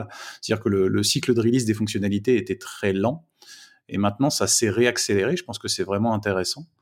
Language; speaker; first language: French; native; French